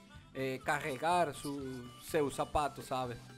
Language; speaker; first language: Portuguese; non-native, learner; Spanish